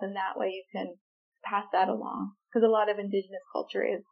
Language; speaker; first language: English; native; English